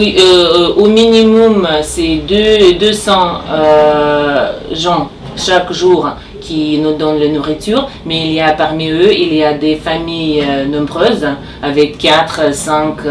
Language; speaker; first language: French; non-native, learner; Russian